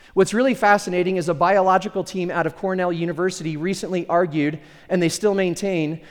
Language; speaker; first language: English; early bilingual, other home language; Spanish